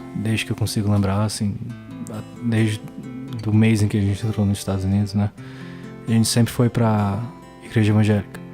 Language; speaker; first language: Portuguese; early bilingual, heritage; English